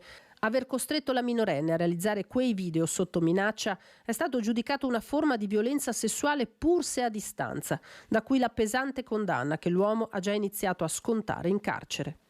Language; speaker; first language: Italian; native; Italian